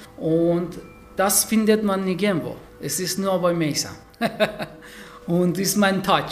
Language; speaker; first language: German; non-native, fluent; Persian